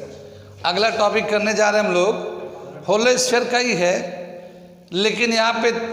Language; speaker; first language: Hindi; native; Hindi